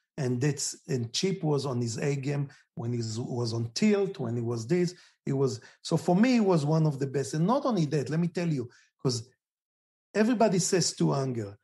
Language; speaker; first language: English; non-native, fluent; Hebrew